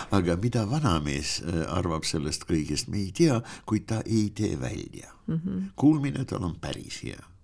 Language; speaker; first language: Estonian; non-native, local second language; Russian